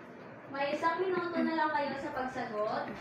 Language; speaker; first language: Filipino; native; Filipino